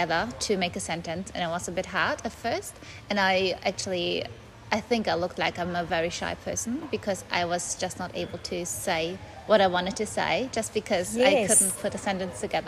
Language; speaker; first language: English; non-native, fluent; German